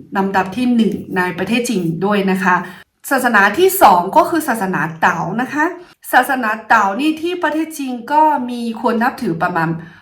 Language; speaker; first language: Thai; non-native, fluent; Chinese